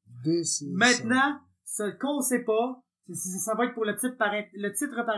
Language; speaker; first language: French; native; French